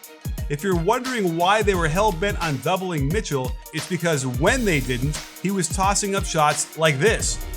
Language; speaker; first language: English; native; English